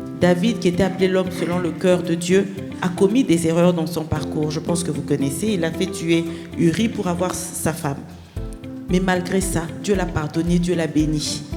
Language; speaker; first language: French; non-native, local second language; Lingala